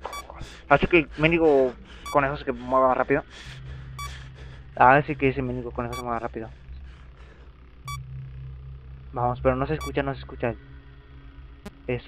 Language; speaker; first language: Spanish; native; Spanish